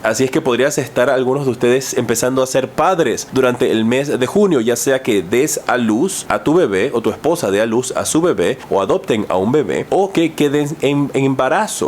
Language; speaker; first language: Spanish; native; Spanish